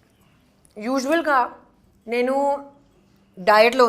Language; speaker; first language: Telugu; non-native, fluent; Hindi